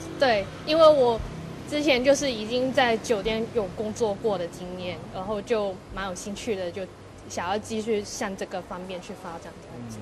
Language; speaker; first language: Chinese; non-native, local second language; Cantonese